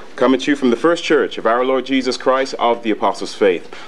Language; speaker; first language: English; native; English